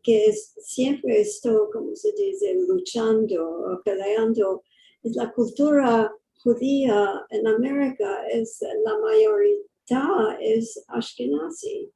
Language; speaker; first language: Spanish; early bilingual, heritage; English